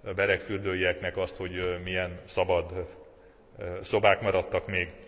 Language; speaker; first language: Hungarian; native; Hungarian